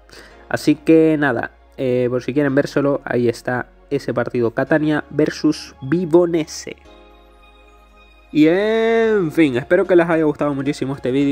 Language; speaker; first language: Spanish; native; Spanish